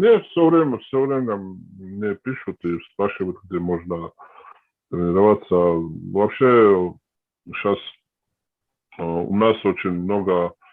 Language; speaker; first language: Russian; non-native, fluent; Georgian